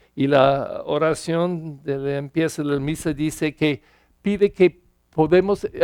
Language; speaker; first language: Spanish; non-native, learner; English